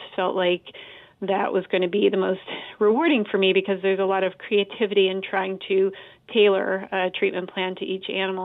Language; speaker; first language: English; native; English